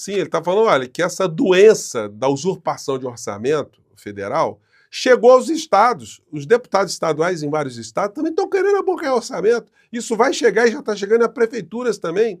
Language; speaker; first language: Portuguese; native; Portuguese